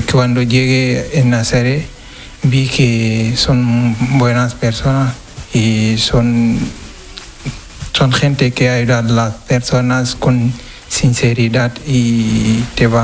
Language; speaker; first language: Spanish; non-native, learner; Wolof